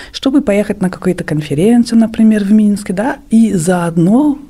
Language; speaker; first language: Russian; non-native, fluent; French